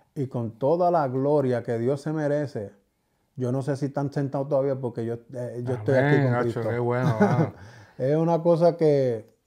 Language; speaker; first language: Spanish; early bilingual, heritage; Spanish